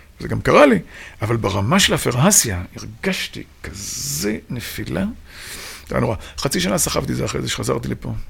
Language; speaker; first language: Hebrew; native; Hebrew